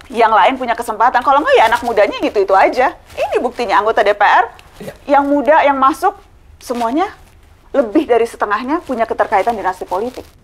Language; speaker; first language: Indonesian; native; Indonesian